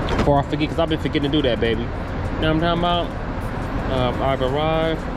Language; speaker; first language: English; native; English